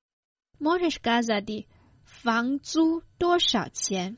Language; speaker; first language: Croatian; non-native, fluent; Chinese